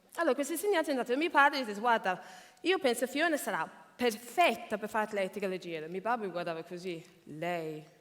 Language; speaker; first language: Italian; non-native, fluent; English